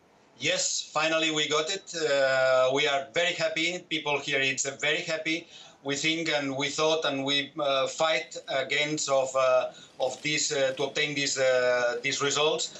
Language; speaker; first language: English; non-native, learner; Catalan